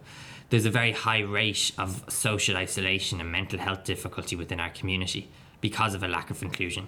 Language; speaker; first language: English; native; English